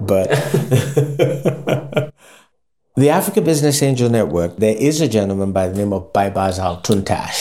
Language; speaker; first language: English; non-native, local second language; Yoruba